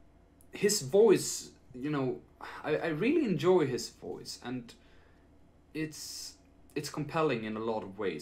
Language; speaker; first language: English; non-native, fluent; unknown